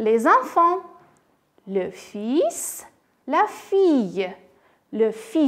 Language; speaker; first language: French; non-native, fluent; Armenian